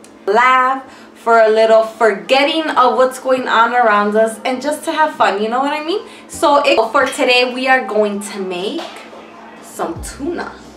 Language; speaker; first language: English; early bilingual, other home language; Spanish